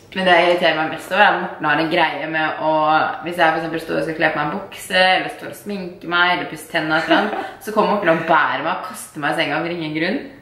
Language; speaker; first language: Norwegian; native; Norwegian